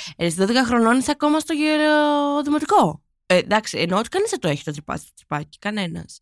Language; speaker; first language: Greek; native; Greek